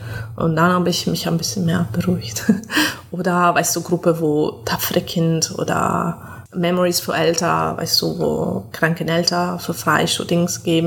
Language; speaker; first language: German; non-native, fluent; Italian